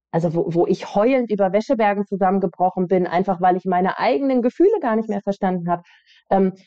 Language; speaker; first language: German; native; German